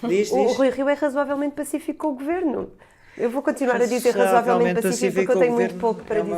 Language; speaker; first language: Portuguese; native; Portuguese